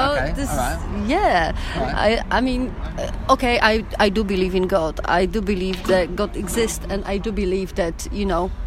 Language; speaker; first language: English; non-native, fluent; Polish